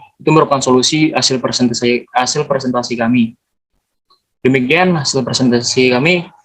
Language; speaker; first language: Indonesian; native; Indonesian